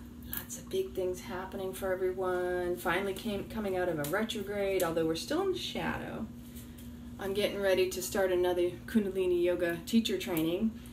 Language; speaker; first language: English; early bilingual, other home language; Italian